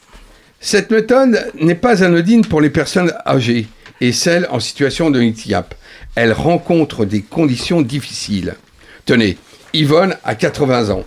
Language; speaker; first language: French; native; French